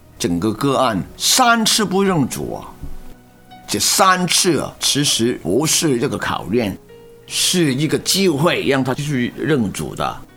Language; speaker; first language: Chinese; non-native, local second language; Cantonese